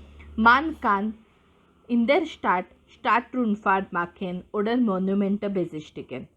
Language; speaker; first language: German; non-native, fluent; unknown